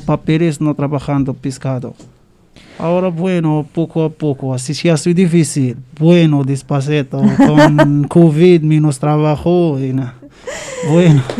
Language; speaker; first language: Spanish; non-native, learner; Arabic